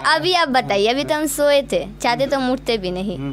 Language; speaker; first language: Hindi; non-native, local second language; Bhojpuri